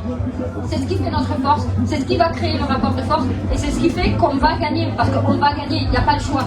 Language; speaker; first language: French; native; French